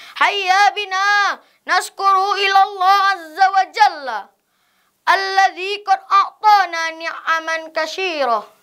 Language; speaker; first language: Arabic; non-native, learner; Indonesian